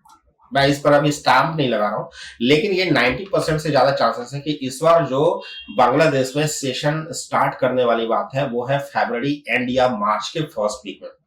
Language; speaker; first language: Hindi; native; Hindi